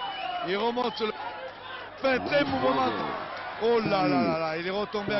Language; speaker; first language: French; native; French